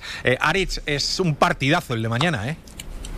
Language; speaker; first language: Spanish; native; Spanish